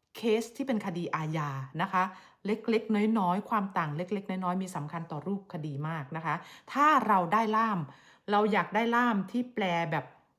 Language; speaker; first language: Thai; native; Thai